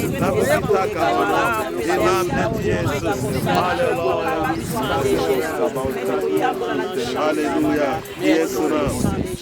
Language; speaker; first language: Swedish; non-native, fluent; Lingala